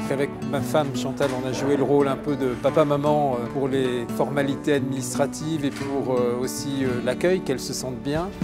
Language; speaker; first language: French; native; French